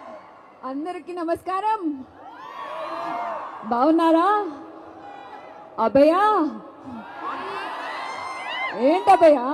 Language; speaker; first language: Telugu; non-native, fluent; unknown